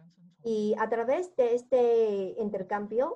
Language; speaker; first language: Spanish; non-native, learner; Chinese